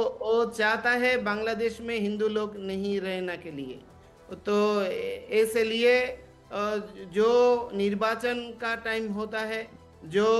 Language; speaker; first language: Hindi; non-native, learner; Bangla